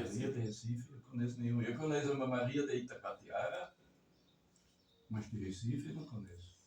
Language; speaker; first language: Portuguese; non-native, learner; German